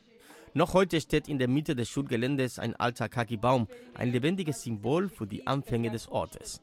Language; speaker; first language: German; native; German